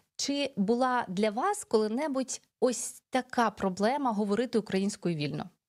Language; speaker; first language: Ukrainian; native; Ukrainian